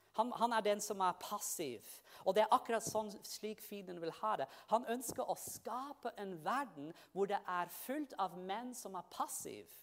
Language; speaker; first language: Norwegian; non-native, fluent; English